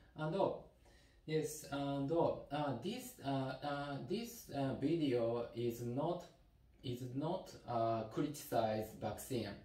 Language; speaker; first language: English; non-native, learner; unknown